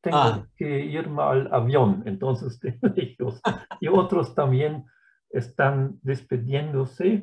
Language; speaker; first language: Spanish; non-native, fluent; German